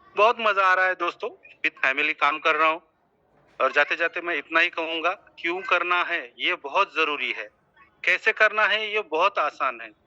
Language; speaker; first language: Hindi; non-native, local second language; Marathi